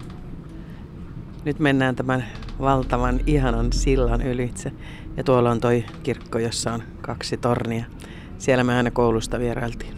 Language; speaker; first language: Finnish; early bilingual, heritage; Finnish